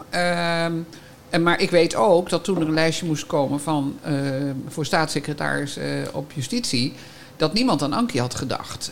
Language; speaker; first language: Dutch; native; Dutch